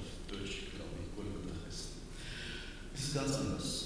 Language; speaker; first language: German; non-native, learner; Persian